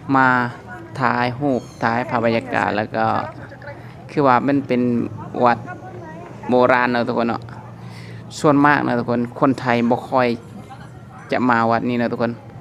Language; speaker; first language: Thai; native; Thai